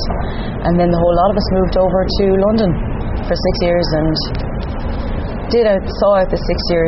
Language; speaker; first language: English; native; English